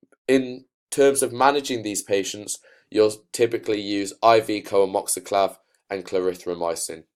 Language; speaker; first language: English; native; English